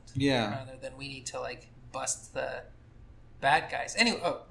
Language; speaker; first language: English; native; English